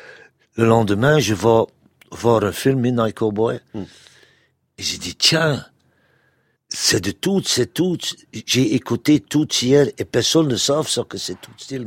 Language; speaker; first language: French; non-native, local second language; Dutch